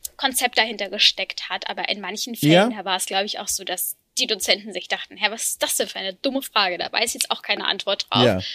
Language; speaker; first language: German; native; German